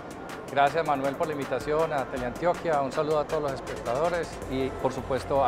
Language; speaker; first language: Spanish; native; Spanish